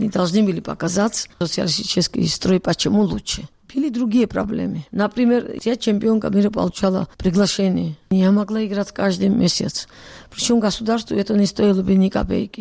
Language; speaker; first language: Russian; non-native, local second language; Georgian